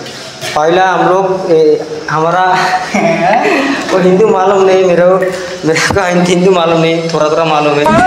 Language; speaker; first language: Hindi; non-native, learner; Bangla